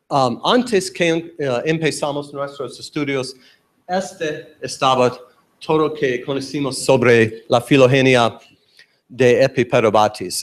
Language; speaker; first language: Spanish; non-native, learner; English